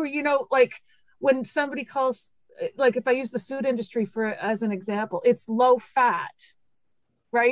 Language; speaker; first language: English; native; English